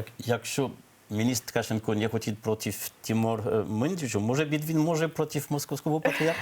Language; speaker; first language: Ukrainian; non-native, learner; French